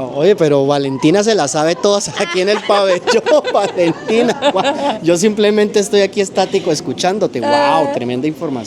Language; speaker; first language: Spanish; native; Spanish